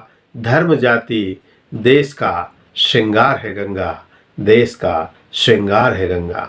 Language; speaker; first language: Hindi; native; Hindi